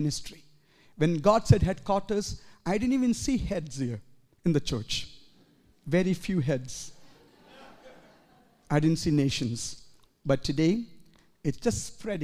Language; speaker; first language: English; non-native, local second language; Malayalam